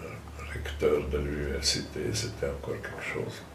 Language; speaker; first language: French; non-native, fluent; German